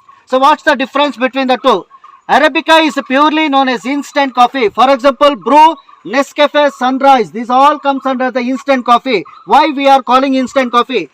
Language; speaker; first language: English; non-native, local second language; Malayalam